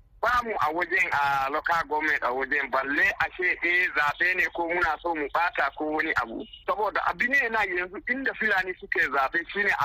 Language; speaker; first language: Hausa; non-native, local second language; Fula